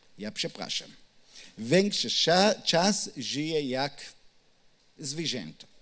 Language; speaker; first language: Polish; non-native, learner; Hebrew